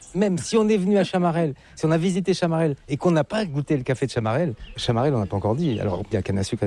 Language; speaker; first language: French; native; French